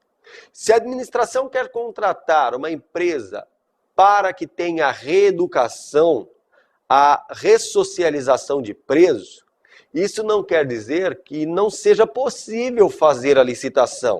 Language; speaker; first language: Portuguese; native; Portuguese